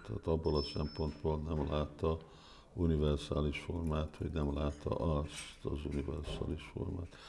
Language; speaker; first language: Hungarian; early bilingual, heritage; Hungarian